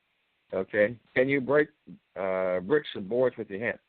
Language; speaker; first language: English; native; English